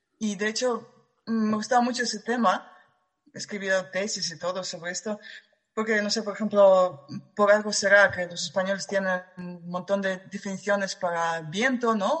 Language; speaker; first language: Spanish; non-native, fluent; Russian